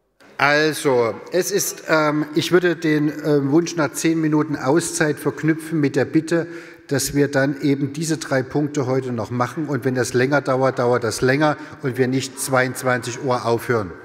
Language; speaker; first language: German; native; German